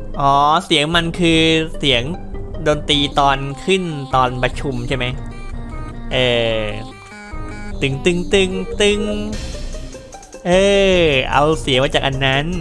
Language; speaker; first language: Thai; native; Thai